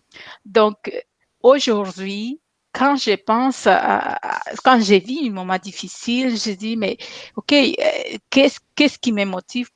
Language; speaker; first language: French; non-native, fluent; Spanish